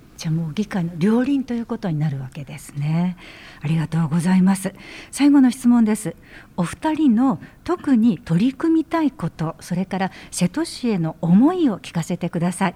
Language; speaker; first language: Japanese; native; Japanese